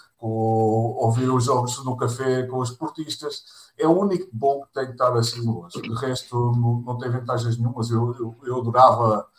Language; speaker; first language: Portuguese; native; Portuguese